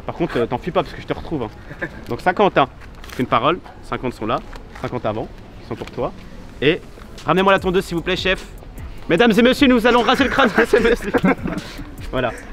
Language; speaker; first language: French; native; French